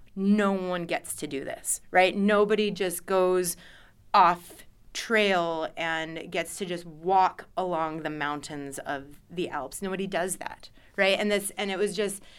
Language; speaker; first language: English; native; English